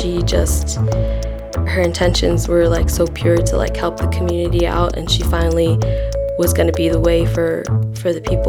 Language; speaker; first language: English; native; English